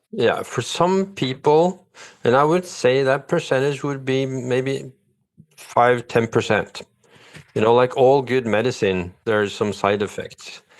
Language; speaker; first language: English; non-native, fluent; Norwegian